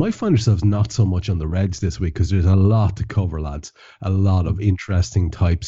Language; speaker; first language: English; non-native, local second language; Irish